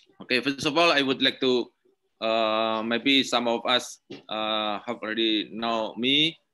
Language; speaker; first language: English; non-native, learner; Indonesian